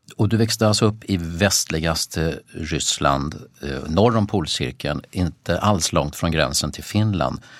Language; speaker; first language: Swedish; native; Swedish